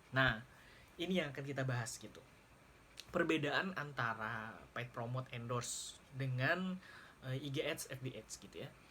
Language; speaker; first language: Indonesian; native; Indonesian